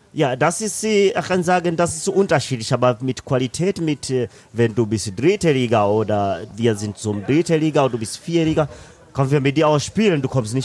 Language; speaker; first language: German; non-native, learner; Swahili